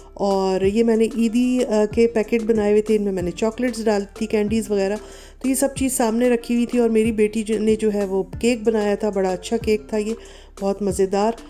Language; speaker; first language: Urdu; native; Urdu